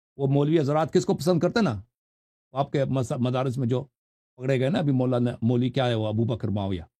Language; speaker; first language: Urdu; non-native, local second language; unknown